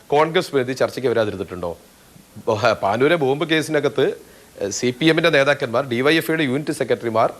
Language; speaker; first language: Malayalam; native; Malayalam